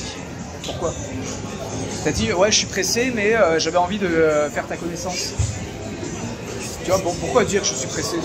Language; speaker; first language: French; native; French